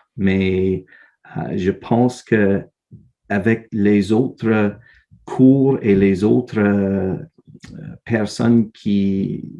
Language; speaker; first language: French; non-native, learner; English